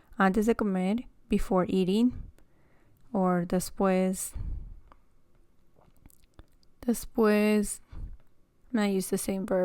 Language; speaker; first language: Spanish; non-native, fluent; English